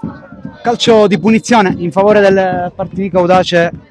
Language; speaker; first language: Italian; native; Italian